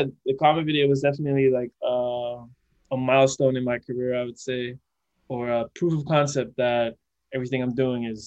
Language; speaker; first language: English; non-native, fluent; Dutch